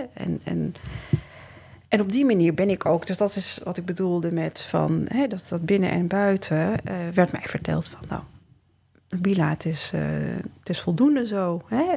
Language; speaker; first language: Dutch; early bilingual, other home language; Riffian